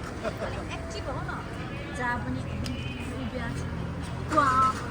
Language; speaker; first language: English; non-native, learner; Indonesian